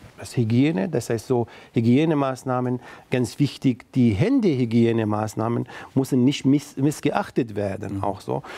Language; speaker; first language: German; non-native, fluent; Arabic